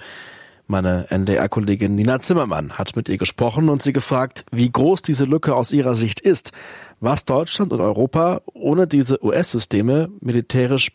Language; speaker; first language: German; native; German